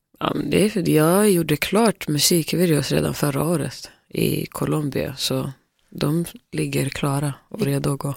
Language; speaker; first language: Swedish; early bilingual, other home language; Somali